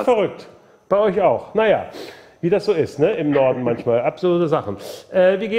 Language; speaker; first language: German; native; German